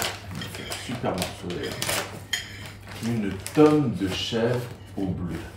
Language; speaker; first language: French; native; French